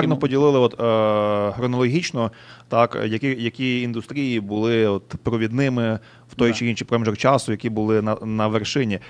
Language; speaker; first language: Ukrainian; native; Ukrainian